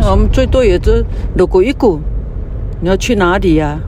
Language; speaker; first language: Chinese; non-native, local second language; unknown